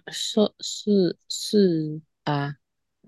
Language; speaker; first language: Chinese; non-native, learner; Japanese